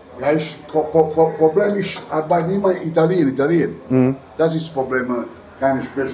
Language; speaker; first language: German; non-native, learner; Italian